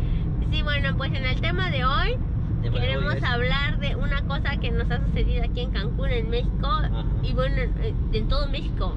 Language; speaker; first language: Spanish; native; Spanish